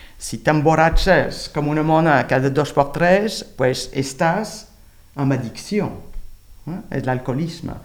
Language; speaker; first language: Catalan; non-native, fluent; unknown